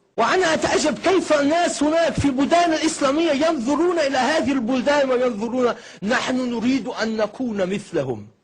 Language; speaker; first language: Egyptian Arabic; non-native, fluent; German